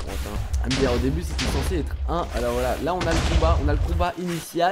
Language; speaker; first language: French; native; French